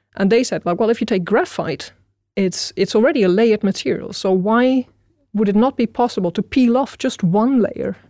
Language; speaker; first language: English; non-native, fluent; Dutch